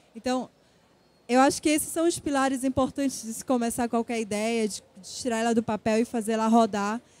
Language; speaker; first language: Portuguese; native; Portuguese